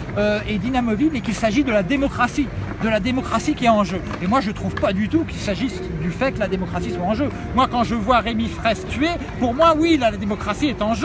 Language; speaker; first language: French; native; French